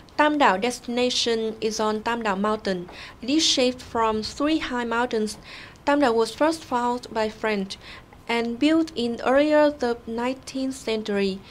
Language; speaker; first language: English; non-native, fluent; Vietnamese